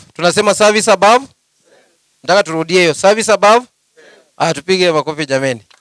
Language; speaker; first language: Swahili; non-native, local second language; Luyia